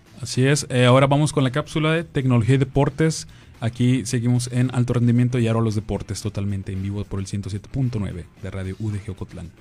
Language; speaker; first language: Spanish; native; Spanish